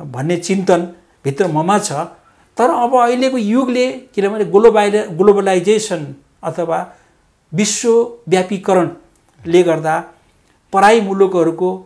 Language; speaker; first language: Nepali; non-native, local second language; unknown